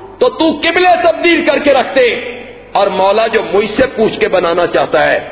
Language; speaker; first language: Urdu; non-native, local second language; Punjabi